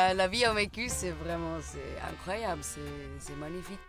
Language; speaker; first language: French; non-native, learner; German